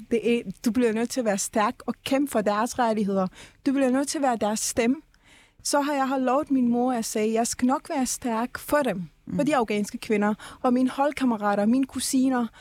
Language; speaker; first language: Danish; early bilingual, other home language; Persian